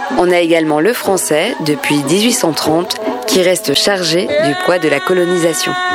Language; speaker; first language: French; native; French